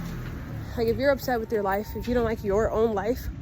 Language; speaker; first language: English; native; English